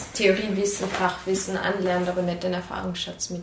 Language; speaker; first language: German; native; German